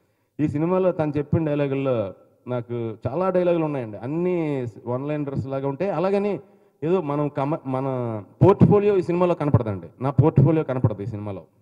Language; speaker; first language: Telugu; native; Telugu